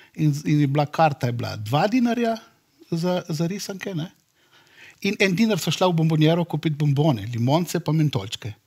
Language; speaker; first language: Slovenian; native; Slovenian